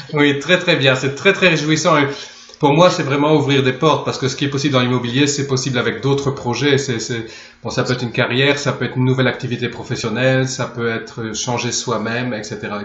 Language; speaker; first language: French; native; French